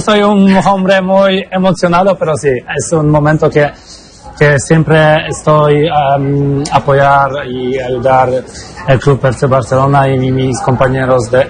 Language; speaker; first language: Spanish; non-native, learner; Polish